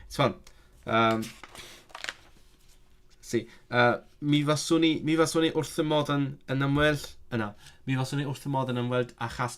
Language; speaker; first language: Welsh; non-native, learner; Cantonese